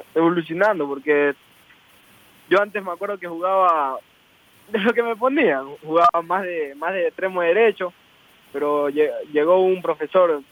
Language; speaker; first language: Spanish; native; Spanish